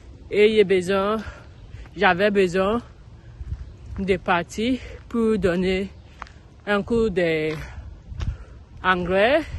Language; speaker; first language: French; non-native, learner; English